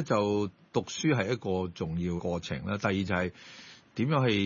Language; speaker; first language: Cantonese; native; Cantonese